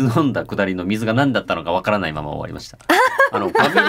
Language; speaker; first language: Japanese; native; Japanese